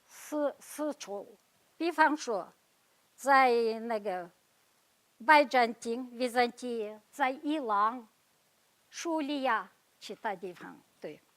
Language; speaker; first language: Chinese; non-native, fluent; Kazakh